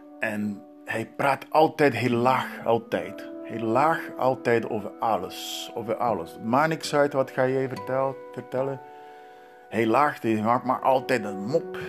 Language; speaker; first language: Dutch; non-native, learner; Portuguese